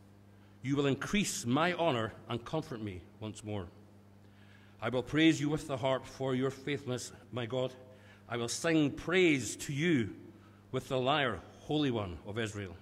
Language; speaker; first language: English; native; English